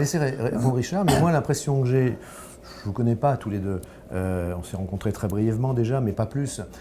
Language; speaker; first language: French; native; French